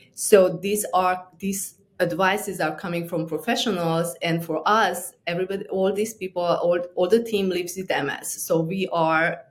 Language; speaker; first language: English; non-native, fluent; Romanian